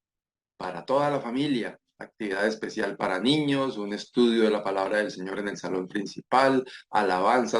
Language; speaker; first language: Spanish; native; Spanish